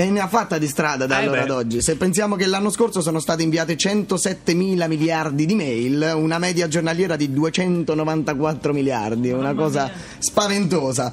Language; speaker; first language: Italian; native; Italian